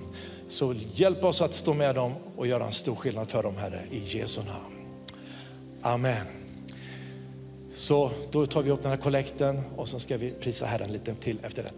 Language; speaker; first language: Swedish; native; Swedish